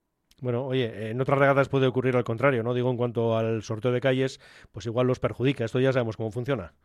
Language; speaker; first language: Spanish; native; Spanish